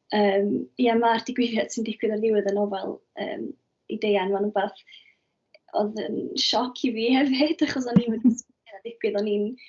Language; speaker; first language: Welsh; native; Welsh